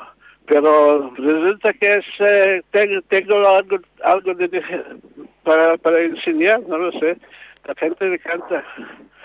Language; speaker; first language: Spanish; non-native, learner; Hebrew